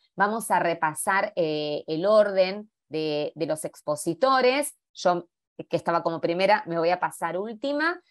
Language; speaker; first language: Spanish; native; Spanish